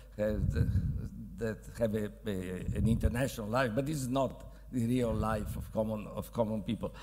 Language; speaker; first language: English; non-native, fluent; Italian